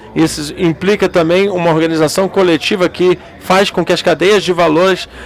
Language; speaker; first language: Portuguese; non-native, learner; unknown